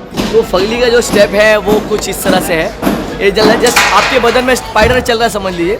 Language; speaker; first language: Hindi; native; Hindi